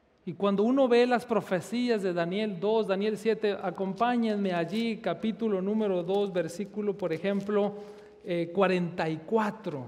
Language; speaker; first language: Spanish; native; Spanish